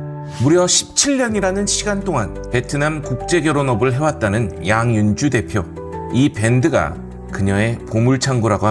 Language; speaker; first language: Korean; native; Korean